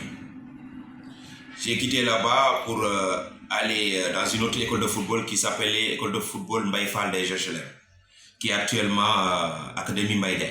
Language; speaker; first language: French; non-native, local second language; Wolof